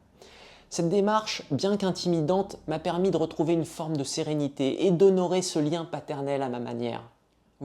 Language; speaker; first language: French; native; French